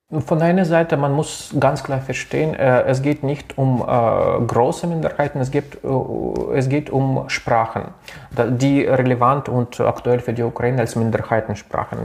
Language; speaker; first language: German; non-native, local second language; Russian